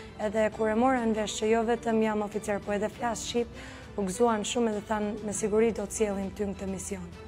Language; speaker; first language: Albanian; early bilingual, heritage; Albanian